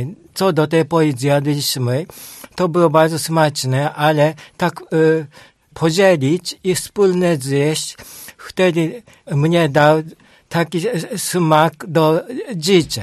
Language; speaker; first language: Polish; non-native, learner; Japanese